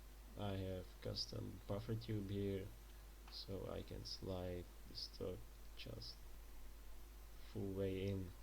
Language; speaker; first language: English; non-native, fluent; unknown